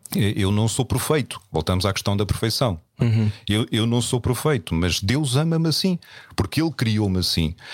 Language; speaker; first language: Portuguese; native; Portuguese